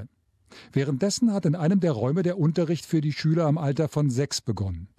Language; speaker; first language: German; native; German